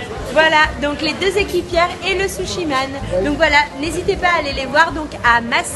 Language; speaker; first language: French; native; French